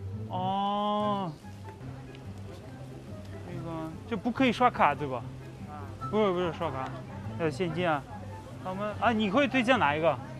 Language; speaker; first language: Chinese; non-native, fluent; Russian